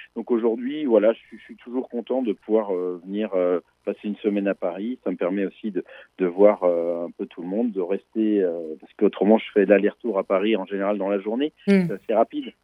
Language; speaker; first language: French; native; French